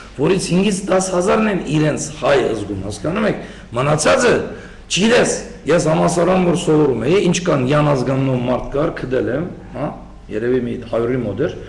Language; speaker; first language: Armenian; early bilingual, heritage; Armenian